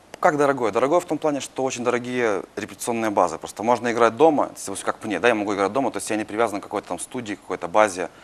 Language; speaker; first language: Russian; native; Russian